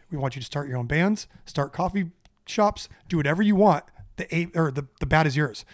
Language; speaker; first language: English; native; English